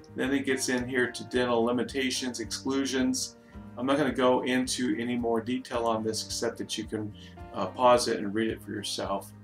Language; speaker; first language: English; native; English